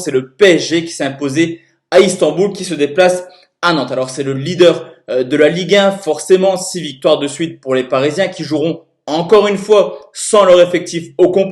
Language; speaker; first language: French; native; French